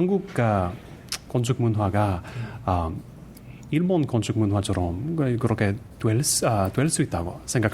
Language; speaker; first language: Korean; non-native, learner; English